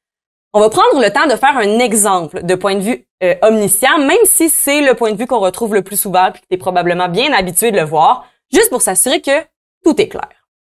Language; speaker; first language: French; native; French